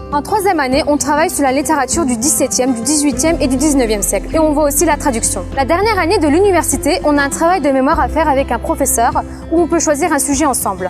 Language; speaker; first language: French; native; French